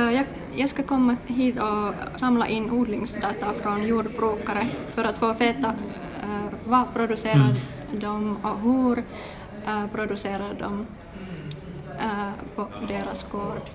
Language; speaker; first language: Swedish; non-native, local second language; Finnish